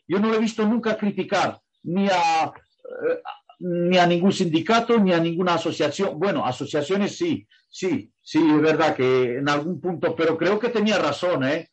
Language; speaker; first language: Spanish; non-native, fluent; Romanian